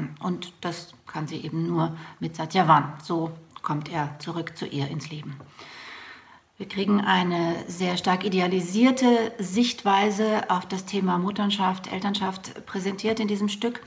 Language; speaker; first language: German; native; German